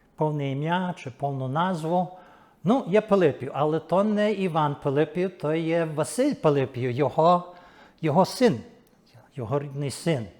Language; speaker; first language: Ukrainian; early bilingual, heritage; Ukrainian